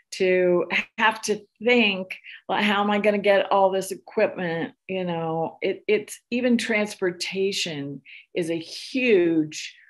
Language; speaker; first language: English; native; English